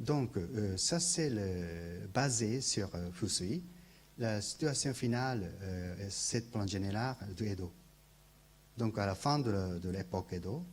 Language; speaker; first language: French; non-native, learner; Japanese